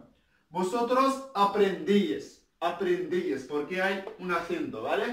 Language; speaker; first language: Spanish; non-native, fluent; Arabic